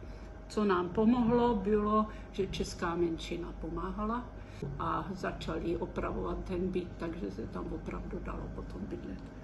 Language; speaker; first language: Czech; early bilingual, heritage; Czech